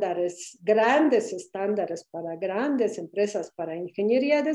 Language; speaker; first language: Spanish; non-native, fluent; Polish